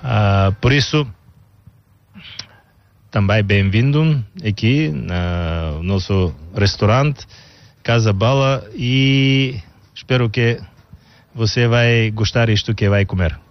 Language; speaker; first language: Portuguese; non-native, learner; Bulgarian